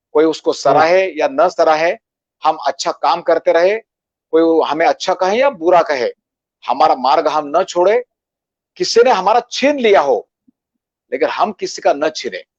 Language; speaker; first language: Hindi; non-native, local second language; Marathi